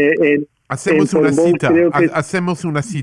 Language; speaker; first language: Spanish; non-native, learner; English